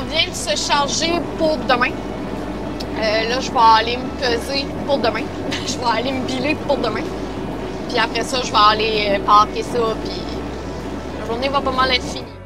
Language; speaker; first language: French; native; French